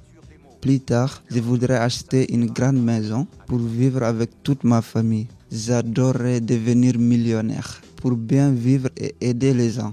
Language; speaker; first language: French; non-native, learner; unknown